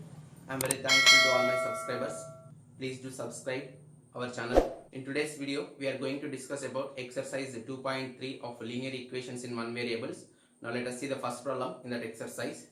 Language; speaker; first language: English; non-native, local second language; Telugu